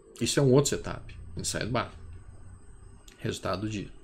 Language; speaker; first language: Portuguese; native; Portuguese